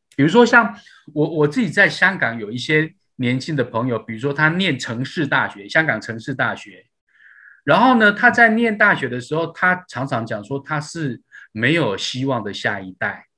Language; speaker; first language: Chinese; native; Chinese